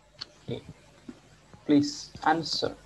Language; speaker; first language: English; non-native, learner; Indonesian